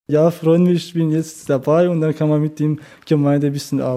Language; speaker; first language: German; non-native, learner; Kurdish